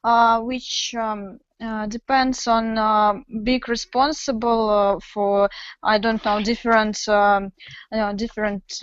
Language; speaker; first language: English; non-native, learner; Russian